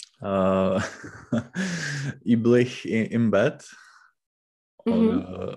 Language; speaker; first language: German; non-native, learner; Czech